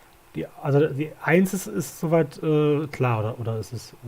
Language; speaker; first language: German; native; German